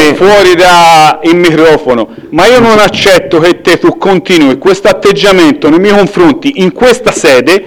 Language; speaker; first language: Italian; native; Italian